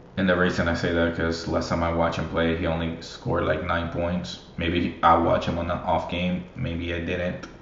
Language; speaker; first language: English; non-native, fluent; Spanish